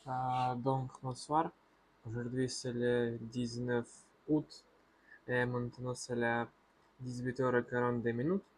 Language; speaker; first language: French; non-native, learner; Russian